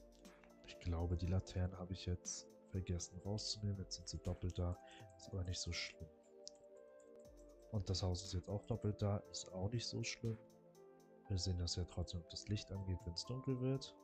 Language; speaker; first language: German; native; German